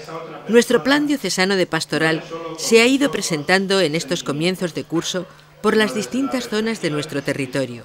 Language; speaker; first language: Spanish; native; Spanish